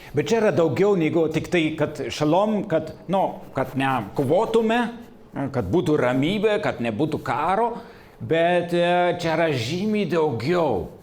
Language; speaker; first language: Lithuanian; non-native, fluent; German